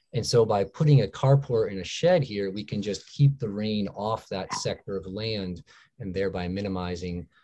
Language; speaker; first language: English; native; English